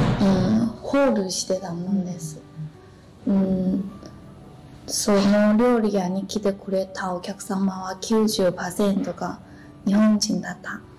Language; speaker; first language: Japanese; non-native, learner; Chinese